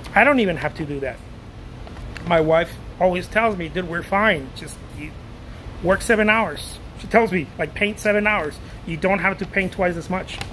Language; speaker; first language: English; non-native, fluent; Spanish